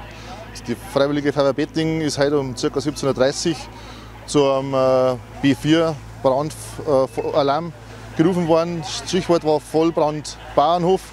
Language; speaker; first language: German; native; German